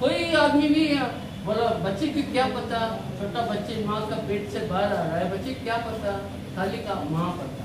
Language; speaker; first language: Hindi; non-native, local second language; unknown